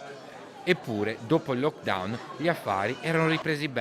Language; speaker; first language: Italian; native; Italian